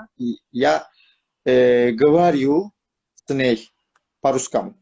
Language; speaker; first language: Russian; non-native, learner; Turkish